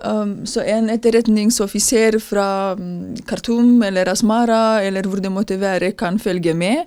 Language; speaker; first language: Norwegian; non-native, fluent; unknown